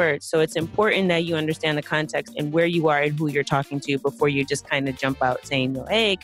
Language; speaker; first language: English; native; English